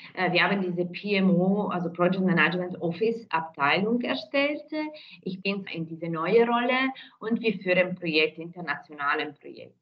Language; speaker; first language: German; non-native, fluent; Italian